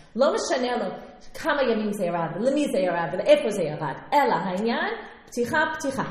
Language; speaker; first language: Hebrew; non-native, fluent; English